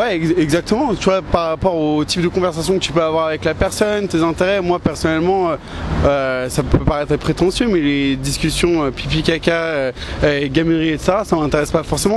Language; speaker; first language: French; native; French